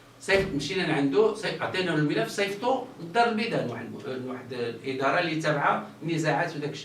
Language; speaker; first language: Arabic; native; Arabic